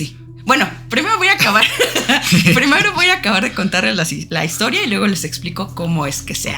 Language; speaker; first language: Spanish; native; Spanish